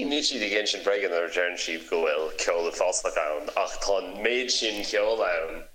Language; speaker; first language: Irish; non-native, local second language; English